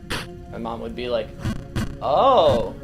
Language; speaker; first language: English; native; English